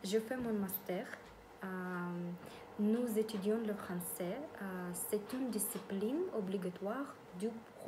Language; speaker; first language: French; non-native, learner; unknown